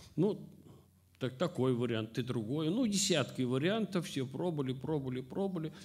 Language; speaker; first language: Russian; native; Russian